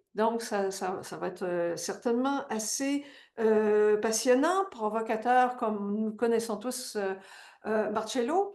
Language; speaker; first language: French; native; French